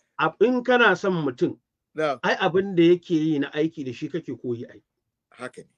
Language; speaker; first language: Hausa; native; Hausa